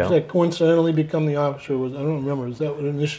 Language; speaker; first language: English; native; English